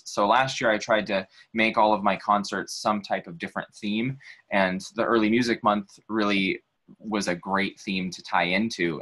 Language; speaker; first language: English; native; English